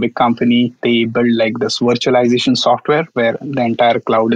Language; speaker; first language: English; non-native, local second language; Marathi